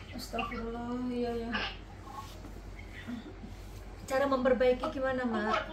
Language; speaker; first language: Indonesian; native; Indonesian